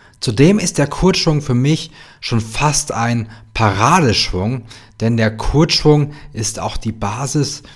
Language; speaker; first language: German; native; German